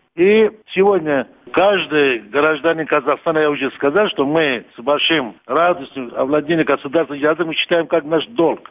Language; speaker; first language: Russian; non-native, local second language; Kurdish